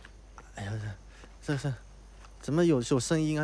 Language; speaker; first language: Chinese; native; Chinese